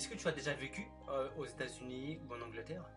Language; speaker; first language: French; non-native, fluent; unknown